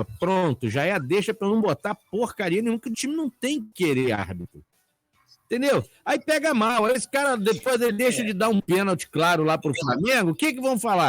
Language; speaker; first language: Portuguese; native; Portuguese